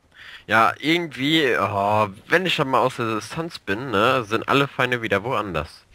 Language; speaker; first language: German; native; German